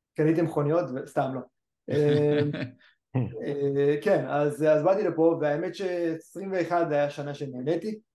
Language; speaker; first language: Hebrew; early bilingual, other home language; English